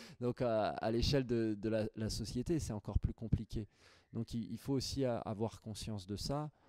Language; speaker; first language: French; native; French